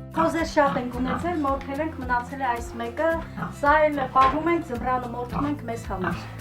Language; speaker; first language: Armenian; native; Armenian